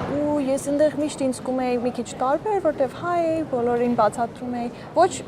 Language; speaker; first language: Armenian; early bilingual, heritage; Armenian